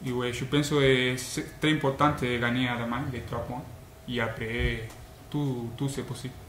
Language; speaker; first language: French; non-native, learner; Spanish